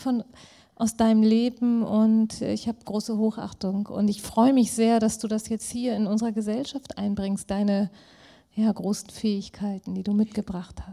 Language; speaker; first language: German; native; German